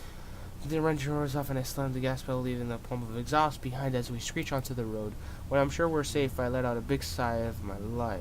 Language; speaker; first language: English; native; English